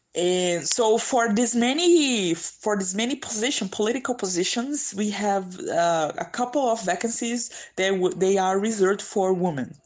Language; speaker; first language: English; non-native, fluent; Portuguese